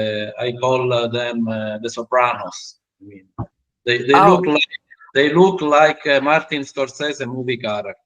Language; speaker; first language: English; non-native, learner; Italian